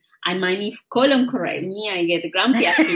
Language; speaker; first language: English; non-native, fluent; Spanish